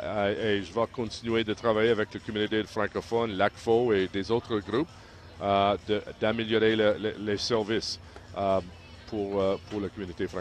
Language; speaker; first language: French; non-native, local second language; English